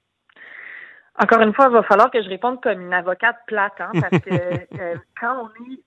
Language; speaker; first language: French; native; French